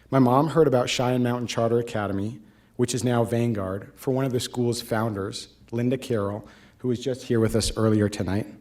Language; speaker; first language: English; native; English